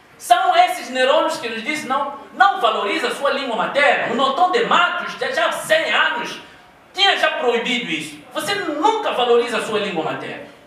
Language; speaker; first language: Portuguese; non-native, local second language; Kongo